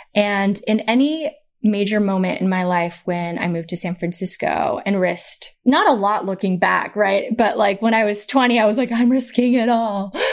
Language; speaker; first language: English; native; English